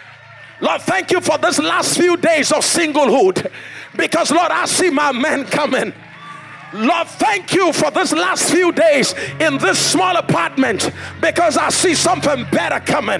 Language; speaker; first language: English; non-native, local second language; Yoruba